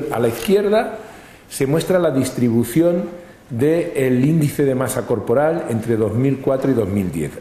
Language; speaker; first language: Spanish; native; Spanish